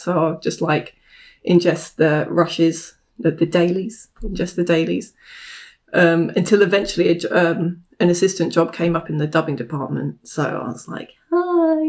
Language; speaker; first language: English; native; English